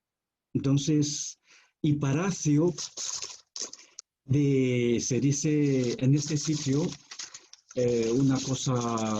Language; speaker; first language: Spanish; non-native, fluent; Chinese